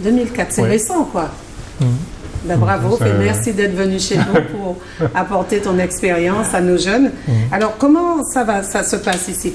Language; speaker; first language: French; native; French